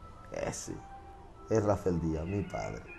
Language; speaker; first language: Spanish; native; Spanish